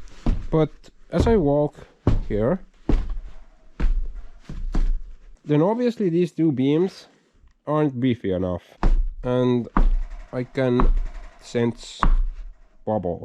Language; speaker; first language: English; non-native, fluent; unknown